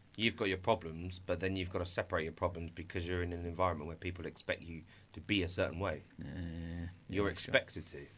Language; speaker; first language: English; native; English